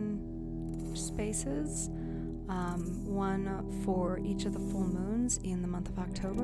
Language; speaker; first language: English; native; English